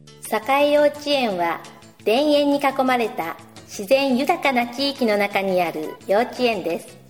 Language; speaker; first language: Japanese; native; Japanese